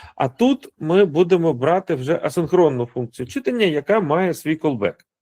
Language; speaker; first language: Ukrainian; non-native, local second language; Russian